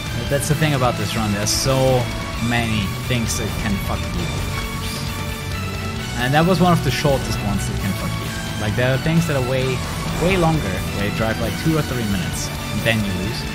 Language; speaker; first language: English; non-native, fluent; German